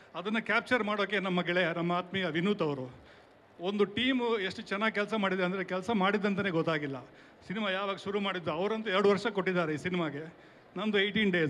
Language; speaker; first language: Kannada; non-native, local second language; Tulu